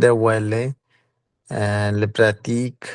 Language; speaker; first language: French; non-native, learner; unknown